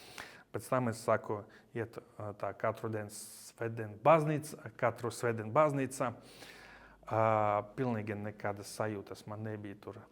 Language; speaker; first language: Latvian; non-native, local second language; Russian